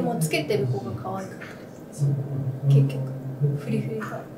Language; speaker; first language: Japanese; native; Japanese